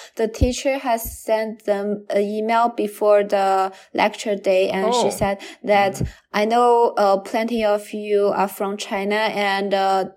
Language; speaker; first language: English; non-native, learner; Chinese